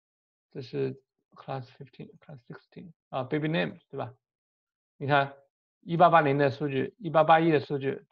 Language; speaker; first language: Chinese; native; Chinese